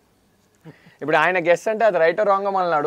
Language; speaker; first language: Telugu; native; Telugu